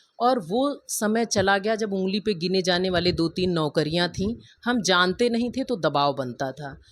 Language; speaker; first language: Hindi; native; Hindi